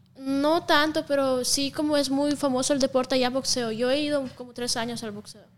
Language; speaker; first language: Spanish; non-native, fluent; Russian